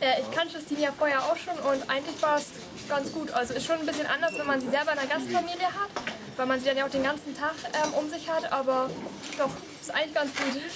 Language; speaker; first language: German; native; German